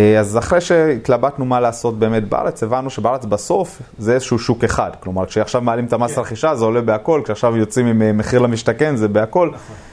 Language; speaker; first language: Hebrew; native; Hebrew